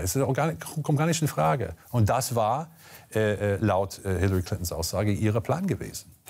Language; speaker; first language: German; non-native, fluent; English